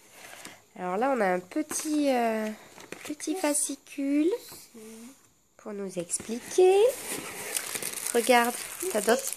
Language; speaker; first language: French; native; French